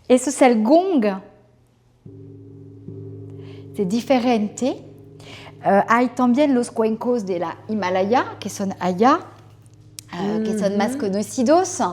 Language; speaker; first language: Spanish; non-native, fluent; French